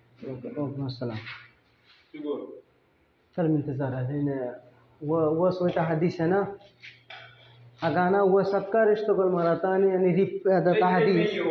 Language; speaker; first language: Arabic; non-native, learner; Bangla